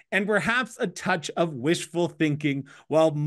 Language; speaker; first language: English; native; English